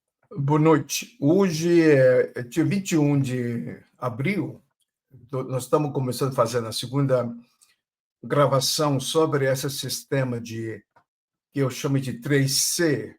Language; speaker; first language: Portuguese; non-native, fluent; Chinese